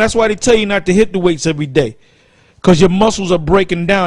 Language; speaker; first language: English; native; English